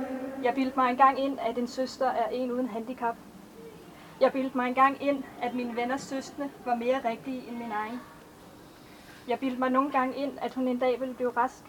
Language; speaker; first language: Danish; native; Danish